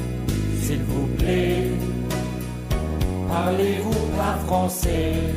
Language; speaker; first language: French; non-native, local second language; Luxembourgish